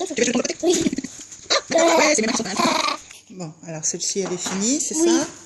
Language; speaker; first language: French; native; French